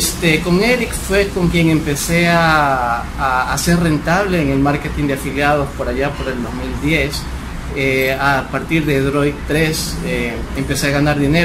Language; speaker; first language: Spanish; native; Spanish